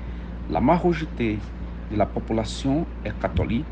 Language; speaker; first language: French; non-native, learner; Portuguese